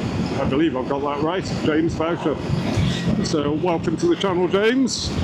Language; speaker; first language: English; native; English